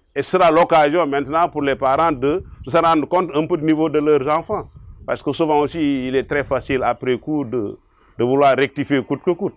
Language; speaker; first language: French; non-native, local second language; Wolof